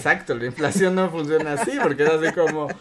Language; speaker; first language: Spanish; native; Spanish